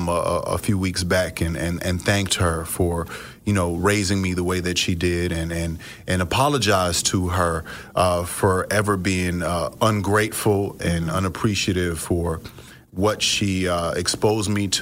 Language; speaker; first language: English; early bilingual, other home language; Russian